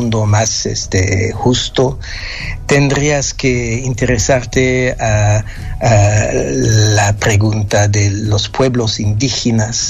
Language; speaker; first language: Spanish; non-native, fluent; French